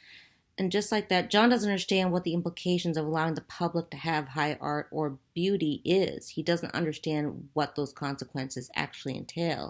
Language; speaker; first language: English; native; English